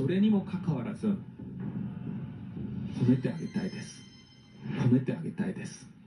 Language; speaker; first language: Japanese; non-native, fluent; Korean